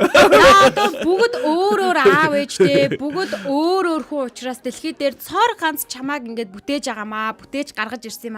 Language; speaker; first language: Mongolian; native; Mongolian